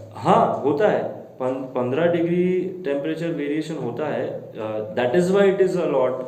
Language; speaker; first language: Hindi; non-native, local second language; Gujarati